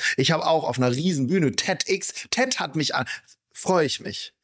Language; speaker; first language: German; native; German